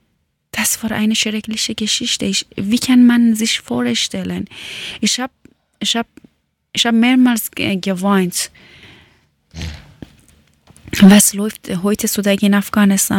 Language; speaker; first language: German; non-native, learner; Persian